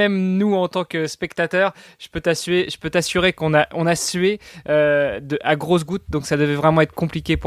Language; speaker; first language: French; native; French